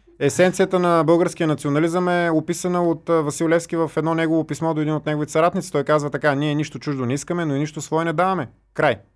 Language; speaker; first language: Bulgarian; native; Bulgarian